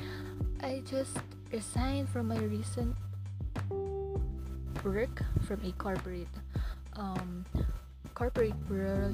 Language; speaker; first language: English; non-native, local second language; Filipino